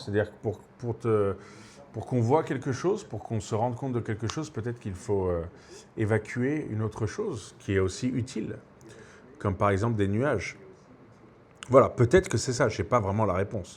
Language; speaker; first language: French; native; French